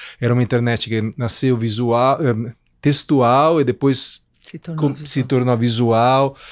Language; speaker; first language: Portuguese; non-native, fluent; Italian